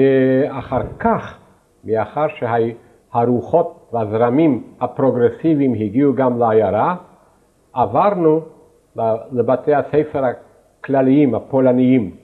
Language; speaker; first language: Hebrew; non-native, fluent; Yiddish